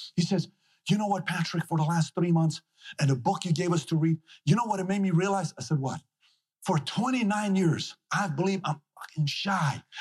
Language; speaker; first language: English; non-native, fluent; Persian